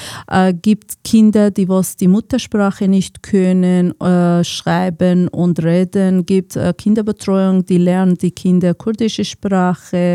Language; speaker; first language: German; non-native, fluent; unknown